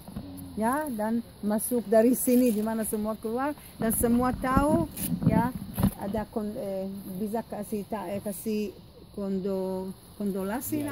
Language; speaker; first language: Indonesian; non-native, fluent; Hebrew